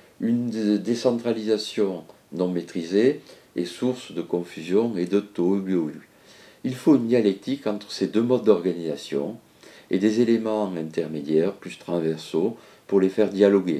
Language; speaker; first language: French; native; French